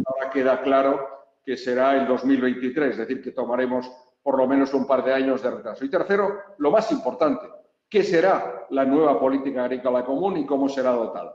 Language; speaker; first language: Spanish; native; Spanish